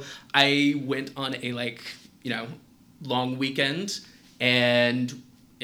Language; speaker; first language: English; native; English